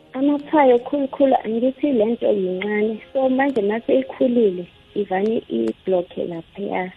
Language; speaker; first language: Zulu; non-native, local second language; South Ndebele